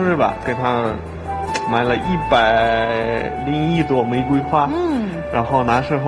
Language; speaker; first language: Chinese; non-native, fluent; Russian